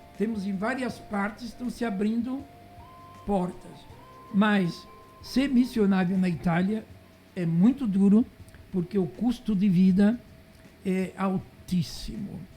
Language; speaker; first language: Portuguese; early bilingual, other home language; Italian